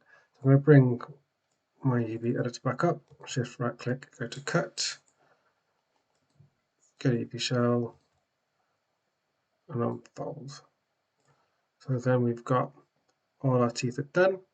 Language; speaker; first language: English; native; English